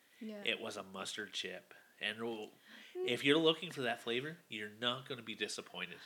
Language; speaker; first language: English; native; English